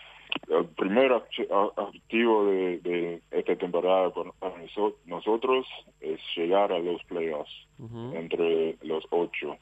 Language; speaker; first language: Spanish; non-native, fluent; English